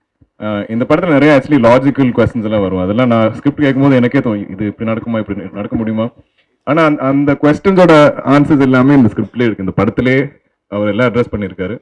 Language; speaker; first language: Tamil; non-native, local second language; Malayalam